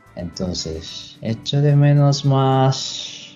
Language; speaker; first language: Spanish; non-native, learner; Japanese